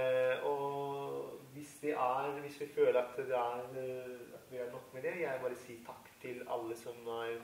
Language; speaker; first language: Norwegian; non-native, fluent; Italian